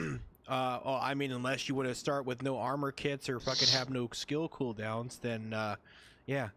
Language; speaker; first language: English; native; English